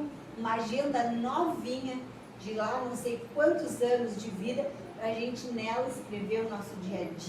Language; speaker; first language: Portuguese; native; Portuguese